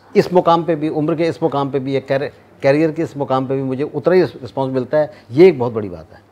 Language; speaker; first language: Hindi; native; Hindi